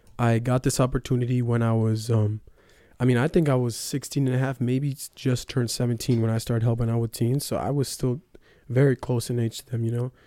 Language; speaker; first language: English; early bilingual, other home language; Ukrainian